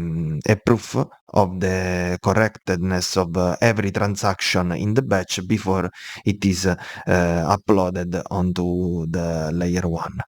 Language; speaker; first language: English; non-native, fluent; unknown